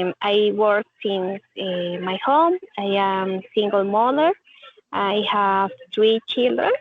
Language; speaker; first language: English; non-native, learner; Spanish